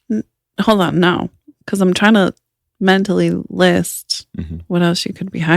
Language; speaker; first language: English; native; English